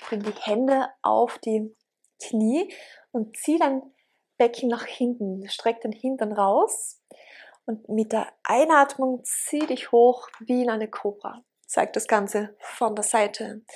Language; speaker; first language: German; native; German